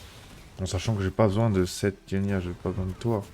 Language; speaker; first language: French; native; French